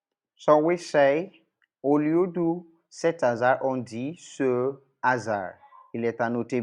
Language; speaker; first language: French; non-native, local second language; English